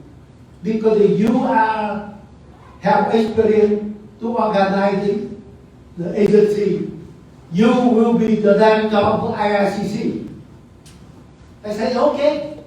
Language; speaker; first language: English; non-native, learner; Vietnamese